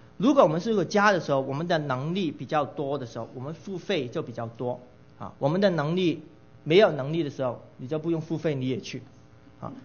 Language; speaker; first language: Chinese; non-native, local second language; Cantonese